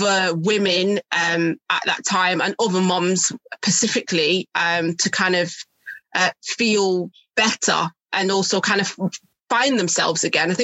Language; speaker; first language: English; native; English